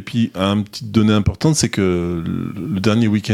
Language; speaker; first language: French; native; French